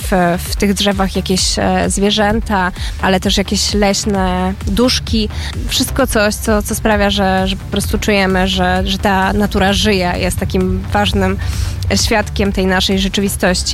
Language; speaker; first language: Polish; native; Polish